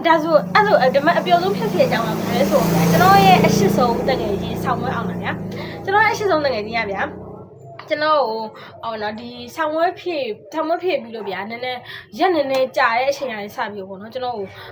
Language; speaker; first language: Burmese; non-native, local second language; Shan